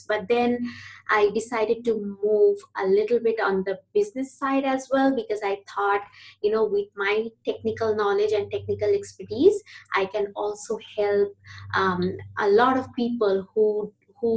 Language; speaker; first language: English; non-native, local second language; Bangla